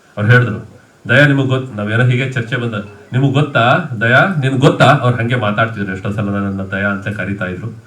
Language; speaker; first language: Kannada; native; Kannada